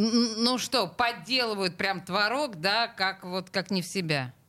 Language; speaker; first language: Russian; native; Russian